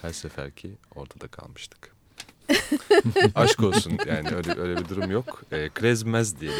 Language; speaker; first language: Turkish; native; Turkish